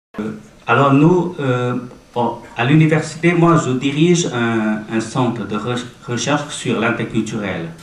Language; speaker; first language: French; non-native, fluent; Chinese